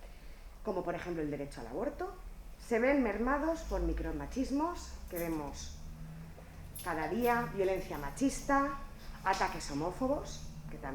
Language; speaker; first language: Spanish; native; Spanish